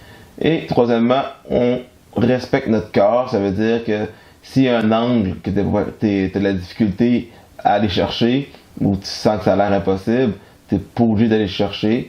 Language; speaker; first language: French; native; French